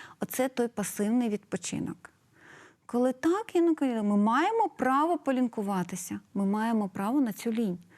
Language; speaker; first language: Ukrainian; native; Ukrainian